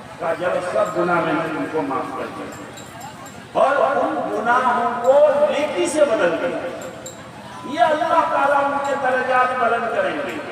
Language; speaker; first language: Urdu; non-native, local second language; Bangla